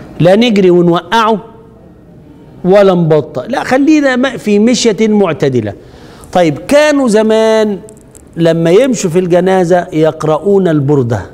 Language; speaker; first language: Arabic; native; Arabic